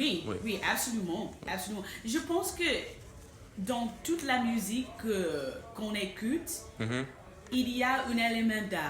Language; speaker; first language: French; non-native, fluent; English